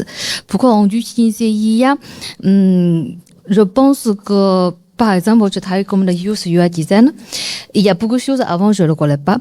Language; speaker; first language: French; non-native, learner; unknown